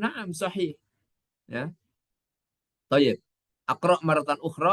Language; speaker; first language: Arabic; non-native, fluent; Indonesian